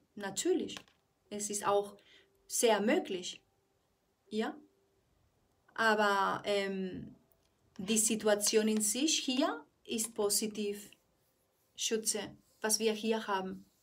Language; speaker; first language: German; non-native, fluent; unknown